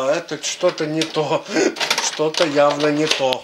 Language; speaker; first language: Russian; native; Russian